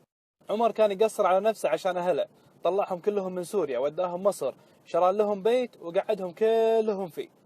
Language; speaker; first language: Arabic; native; Arabic